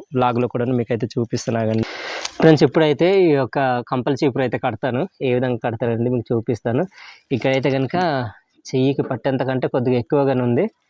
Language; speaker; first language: Telugu; native; Telugu